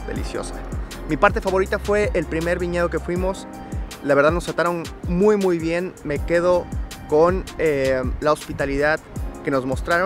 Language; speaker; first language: Spanish; native; Spanish